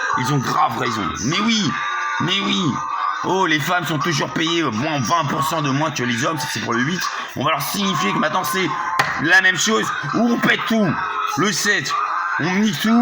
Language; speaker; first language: French; native; French